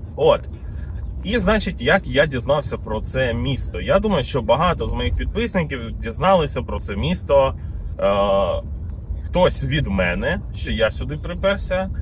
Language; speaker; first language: Ukrainian; native; Ukrainian